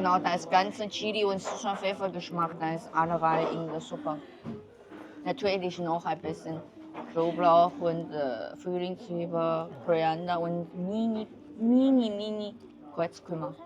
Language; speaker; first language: German; non-native, learner; Chinese